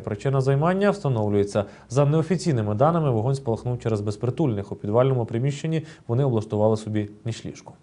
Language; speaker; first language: Ukrainian; native; Ukrainian